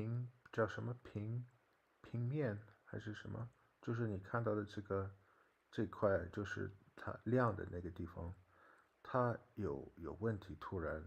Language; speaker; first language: Chinese; non-native, fluent; English